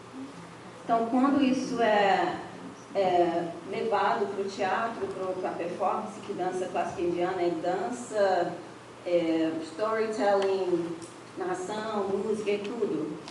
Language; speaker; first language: Portuguese; non-native, fluent; English